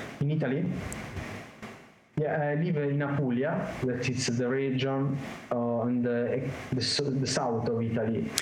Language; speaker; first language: English; non-native, learner; Italian